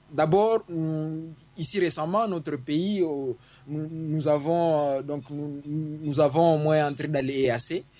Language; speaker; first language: French; non-native, local second language; Swahili